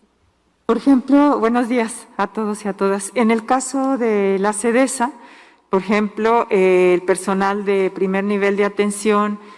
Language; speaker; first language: Spanish; native; Spanish